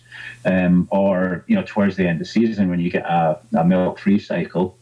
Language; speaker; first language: English; native; English